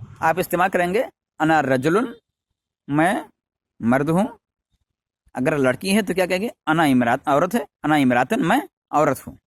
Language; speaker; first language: Urdu; native; Urdu